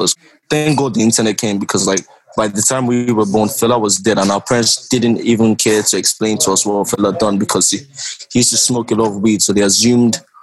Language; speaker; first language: English; non-native, local second language; Yoruba